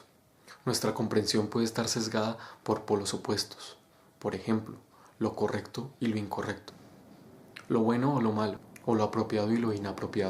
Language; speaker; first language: Spanish; native; Spanish